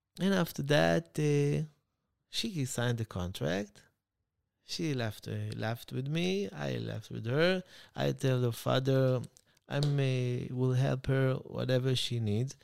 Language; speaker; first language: English; non-native, learner; Hebrew